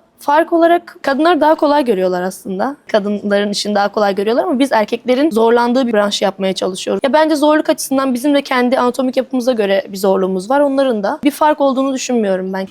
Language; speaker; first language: Turkish; native; Turkish